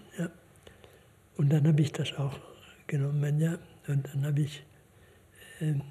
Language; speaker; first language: German; non-native, fluent; Hungarian